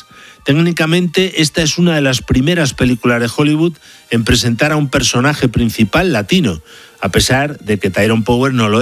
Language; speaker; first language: Spanish; native; Spanish